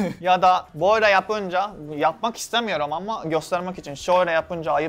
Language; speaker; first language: Turkish; non-native, fluent; Japanese